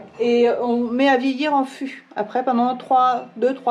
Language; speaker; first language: French; native; French